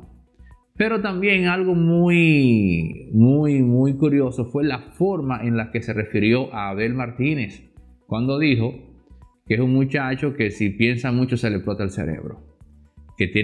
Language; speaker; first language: Spanish; native; Spanish